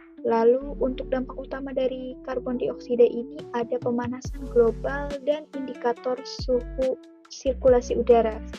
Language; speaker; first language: Indonesian; native; Indonesian